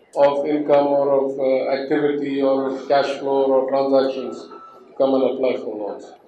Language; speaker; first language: English; non-native, local second language; Tamil